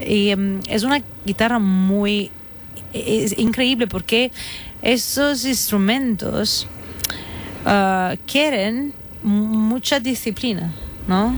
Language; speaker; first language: Spanish; non-native, fluent; Italian